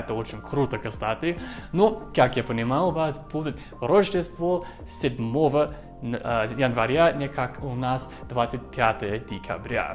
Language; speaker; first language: Russian; non-native, fluent; English